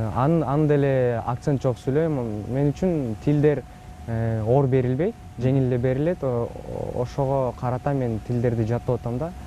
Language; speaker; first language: Kyrgyz; non-native, local second language; Russian